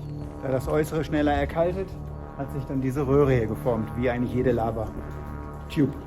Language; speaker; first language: German; native; German